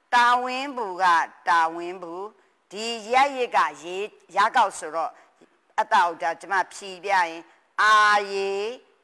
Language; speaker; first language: Burmese; native; Burmese